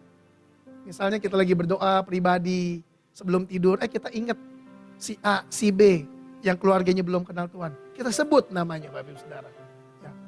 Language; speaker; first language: Indonesian; native; Indonesian